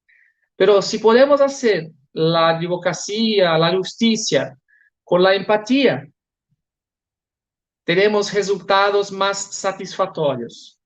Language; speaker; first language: Spanish; non-native, learner; Portuguese